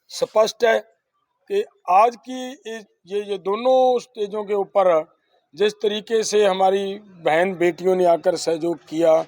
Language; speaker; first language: Hindi; non-native, local second language; Punjabi